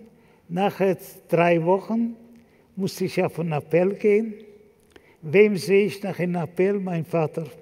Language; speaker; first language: German; non-native, fluent; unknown